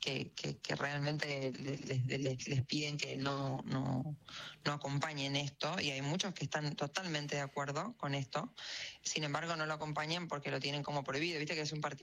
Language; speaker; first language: Spanish; native; Spanish